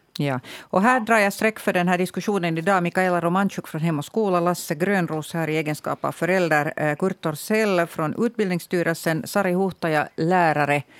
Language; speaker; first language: Swedish; native; Swedish